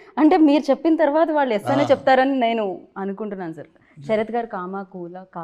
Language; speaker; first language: Telugu; native; Telugu